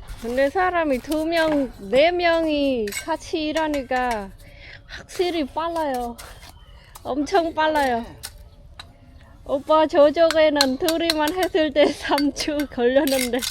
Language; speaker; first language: Korean; non-native, fluent; Khmer